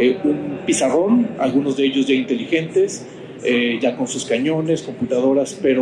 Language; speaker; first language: Spanish; native; Spanish